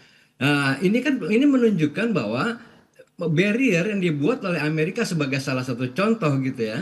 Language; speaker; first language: Indonesian; native; Indonesian